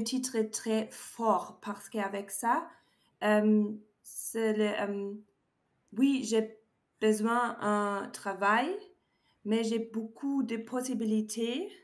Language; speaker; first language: French; non-native, learner; German